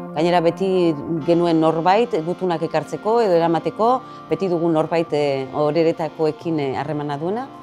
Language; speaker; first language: Basque; native; Basque